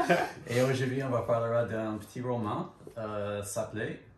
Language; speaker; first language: French; non-native, fluent; English